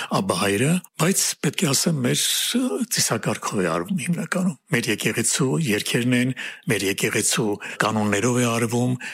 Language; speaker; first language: Armenian; native; Armenian